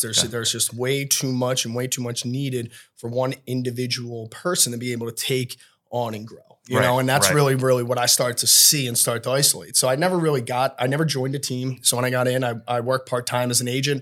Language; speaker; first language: English; native; English